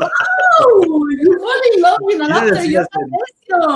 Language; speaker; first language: English; non-native, learner; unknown